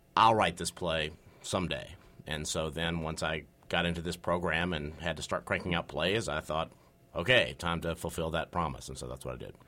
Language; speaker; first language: English; native; English